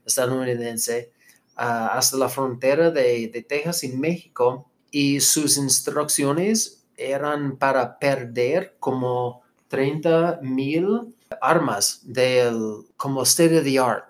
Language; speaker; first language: Spanish; non-native, fluent; English